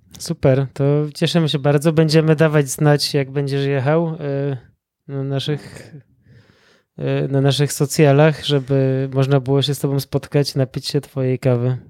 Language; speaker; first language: Polish; native; Polish